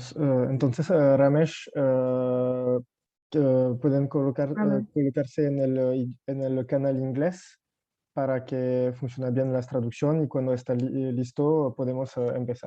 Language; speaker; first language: Spanish; non-native, fluent; French